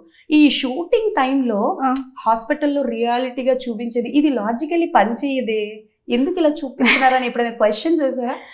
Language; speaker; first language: Telugu; native; Telugu